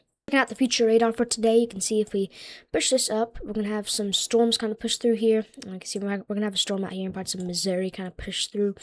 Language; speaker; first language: English; native; English